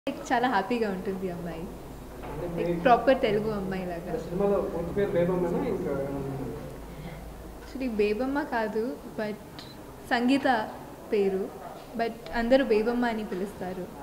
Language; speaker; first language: Telugu; non-native, fluent; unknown